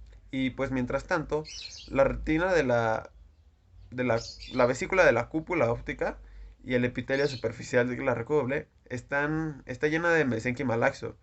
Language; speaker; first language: Spanish; native; Spanish